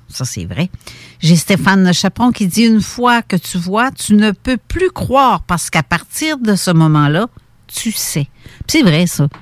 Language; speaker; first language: French; native; French